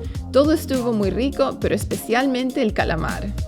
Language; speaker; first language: Spanish; native; Spanish